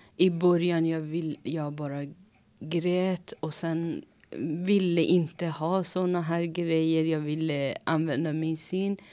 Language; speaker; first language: Swedish; non-native, fluent; Persian